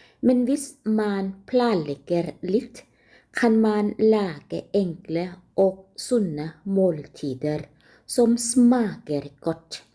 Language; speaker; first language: Norwegian; non-native, learner; Thai